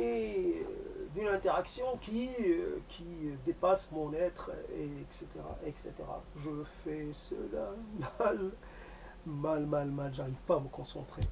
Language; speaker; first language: French; native; French